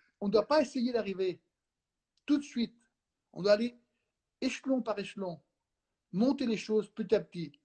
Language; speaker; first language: French; non-native, fluent; Spanish